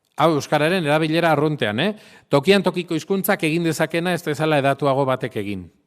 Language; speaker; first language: Basque; non-native, local second language; Spanish